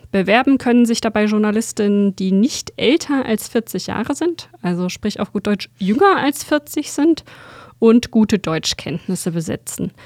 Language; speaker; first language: German; native; German